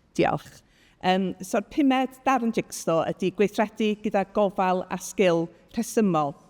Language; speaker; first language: Welsh; native; Welsh